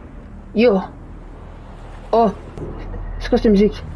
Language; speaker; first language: French; native; French